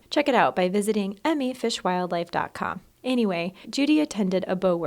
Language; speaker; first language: English; native; English